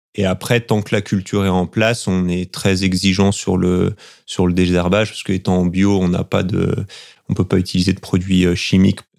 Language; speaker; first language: French; native; French